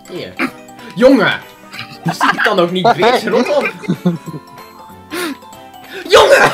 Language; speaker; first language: Dutch; native; Dutch